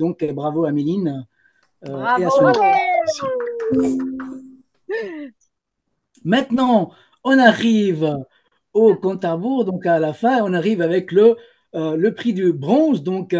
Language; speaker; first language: French; native; French